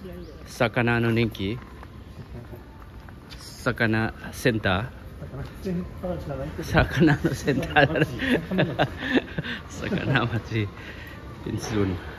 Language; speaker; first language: Japanese; non-native, learner; Lao